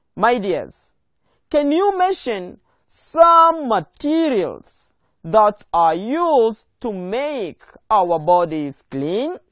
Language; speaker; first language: English; non-native, local second language; Swahili